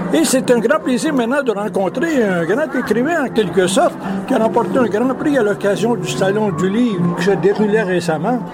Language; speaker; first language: French; native; French